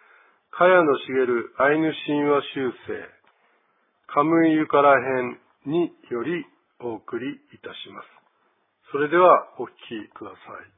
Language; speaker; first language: Japanese; native; Japanese